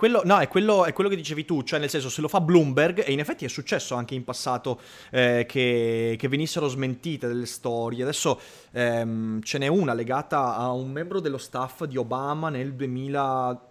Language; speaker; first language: Italian; native; Italian